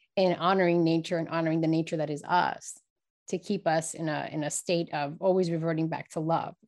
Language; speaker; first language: English; native; English